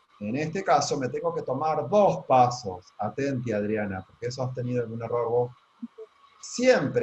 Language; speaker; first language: Spanish; native; Spanish